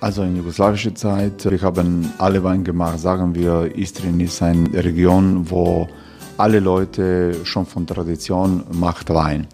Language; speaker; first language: German; non-native, learner; Croatian